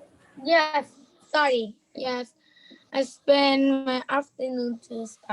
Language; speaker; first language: English; non-native, learner; Vietnamese